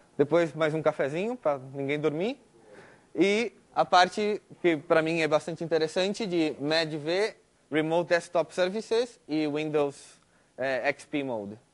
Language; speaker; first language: Portuguese; early bilingual, heritage; Spanish